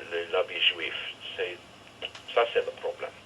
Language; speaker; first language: French; non-native, fluent; English